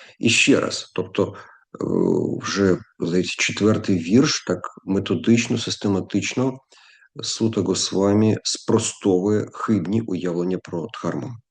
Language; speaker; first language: Ukrainian; non-native, local second language; Russian